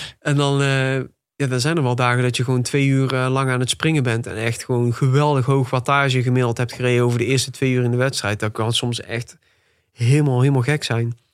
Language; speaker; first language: Dutch; native; Dutch